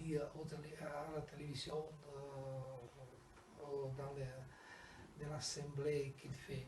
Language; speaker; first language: French; non-native, fluent; Italian